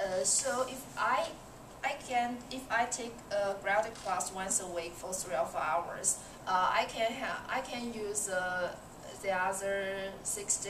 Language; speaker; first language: English; non-native, learner; Chinese